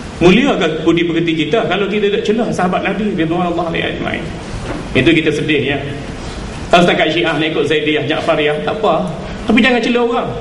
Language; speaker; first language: Malay; native; Malay